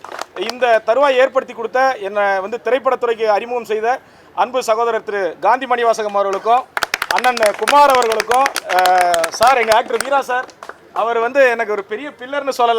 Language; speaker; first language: Tamil; native; Tamil